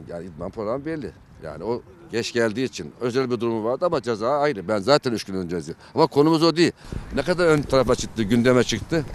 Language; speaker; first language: Turkish; native; Turkish